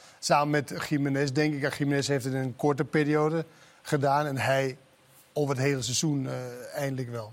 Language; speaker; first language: Dutch; non-native, fluent; Danish